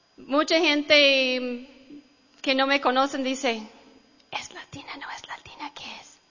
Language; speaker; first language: Spanish; non-native, fluent; English